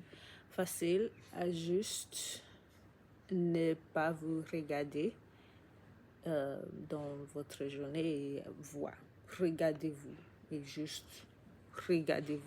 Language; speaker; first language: French; non-native, learner; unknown